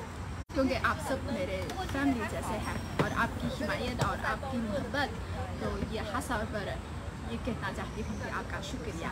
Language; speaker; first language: Hindi; non-native, learner; Chinese